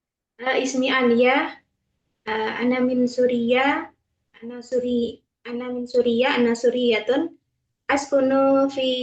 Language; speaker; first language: Arabic; non-native, learner; Indonesian